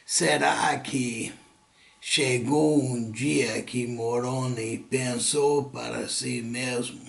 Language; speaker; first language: Portuguese; non-native, fluent; English